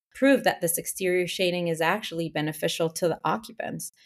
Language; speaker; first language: English; non-native, fluent; Spanish